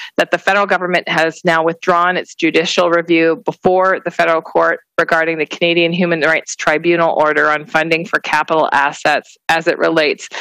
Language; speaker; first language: English; native; English